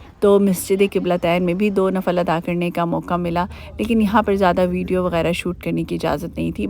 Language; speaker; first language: Urdu; native; Urdu